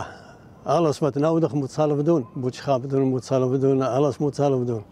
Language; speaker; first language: Dutch; non-native, learner; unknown